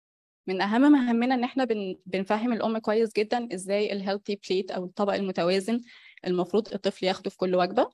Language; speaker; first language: Arabic; native; Arabic